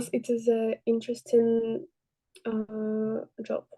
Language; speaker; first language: English; non-native, learner; Russian